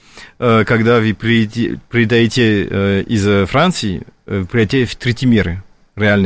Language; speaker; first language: Russian; non-native, fluent; French